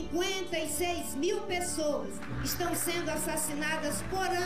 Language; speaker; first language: Portuguese; native; Portuguese